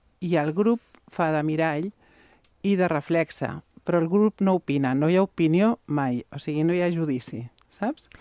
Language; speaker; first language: Catalan; non-native, local second language; Spanish